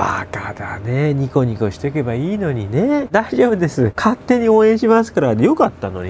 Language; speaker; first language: Japanese; native; Japanese